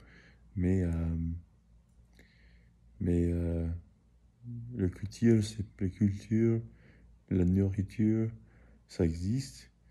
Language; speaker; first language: French; early bilingual, heritage; English